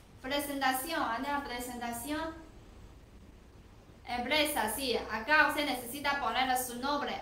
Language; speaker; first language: Spanish; non-native, learner; Chinese